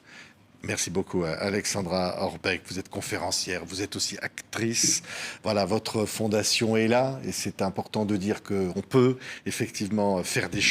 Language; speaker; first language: French; native; French